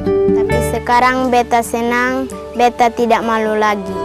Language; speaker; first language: Indonesian; non-native, local second language; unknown